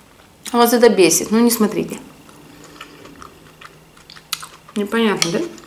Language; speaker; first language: Russian; native; Russian